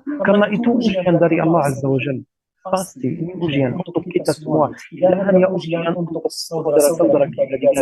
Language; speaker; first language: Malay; non-native, learner; Arabic